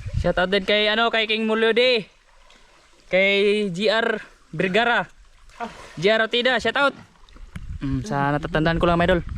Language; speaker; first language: Filipino; non-native, local second language; Cebuano